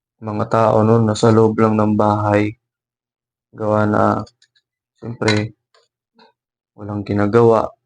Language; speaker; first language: Filipino; non-native, local second language; Waray